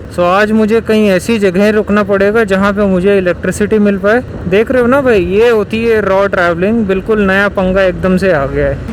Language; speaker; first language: Hindi; native; Hindi